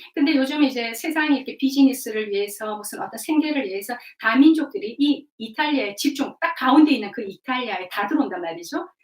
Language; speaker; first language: Korean; native; Korean